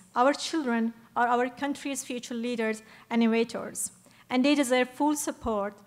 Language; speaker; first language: English; non-native, fluent; Persian